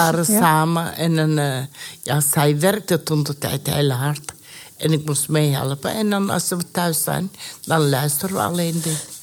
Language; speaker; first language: Dutch; non-native, learner; Persian